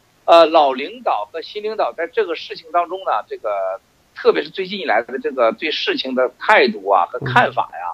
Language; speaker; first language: Chinese; native; Chinese